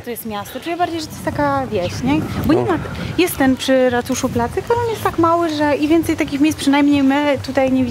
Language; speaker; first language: Polish; native; Polish